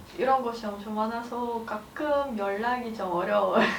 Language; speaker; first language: Korean; non-native, learner; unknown